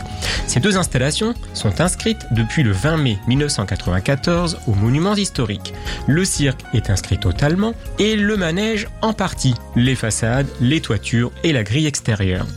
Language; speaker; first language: French; native; French